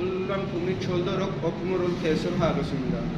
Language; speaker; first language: Korean; non-native, learner; Urdu